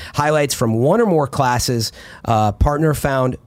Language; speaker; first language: English; early bilingual, other home language; Italian